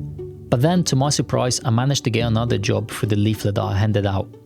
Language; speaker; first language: English; native; English